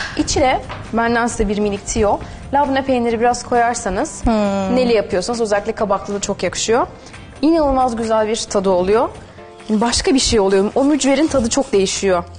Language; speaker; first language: Turkish; native; Turkish